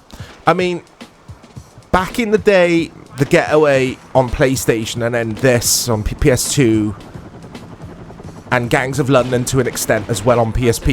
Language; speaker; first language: English; native; English